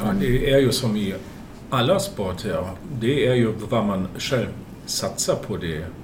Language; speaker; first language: Swedish; non-native, fluent; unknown